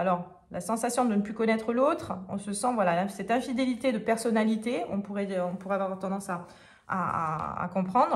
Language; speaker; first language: French; native; French